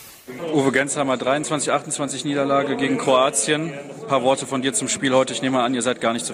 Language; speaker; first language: German; native; German